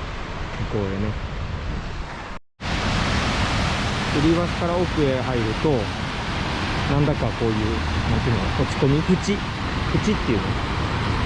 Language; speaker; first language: Japanese; native; Japanese